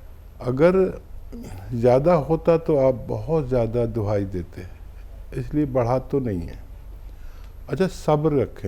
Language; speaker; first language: Hindi; native; Hindi